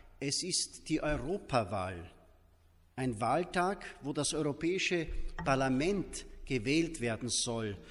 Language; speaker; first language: German; native; German